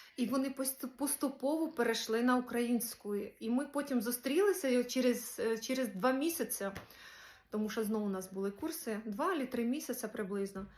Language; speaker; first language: Ukrainian; non-native, local second language; Russian